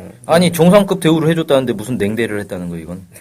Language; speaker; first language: Korean; native; Korean